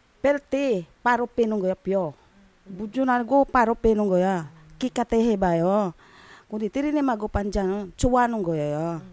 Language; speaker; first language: Korean; non-native, learner; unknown